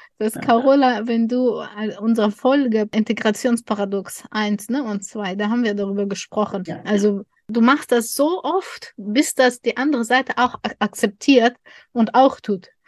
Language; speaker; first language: German; non-native, fluent; Tajik